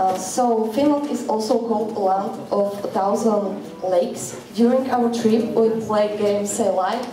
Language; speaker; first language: English; non-native, learner; Slovak